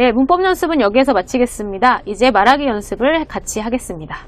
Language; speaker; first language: Korean; native; Korean